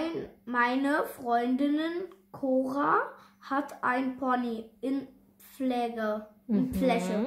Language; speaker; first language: German; non-native, learner; Russian